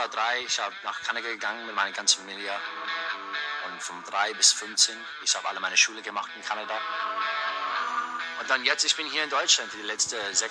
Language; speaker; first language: German; early bilingual, heritage; English